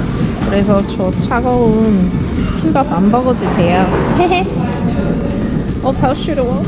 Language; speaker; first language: Korean; non-native, fluent; English